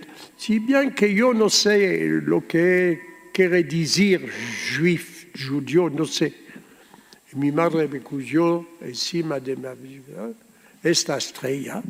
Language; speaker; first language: Spanish; early bilingual, heritage; Spanish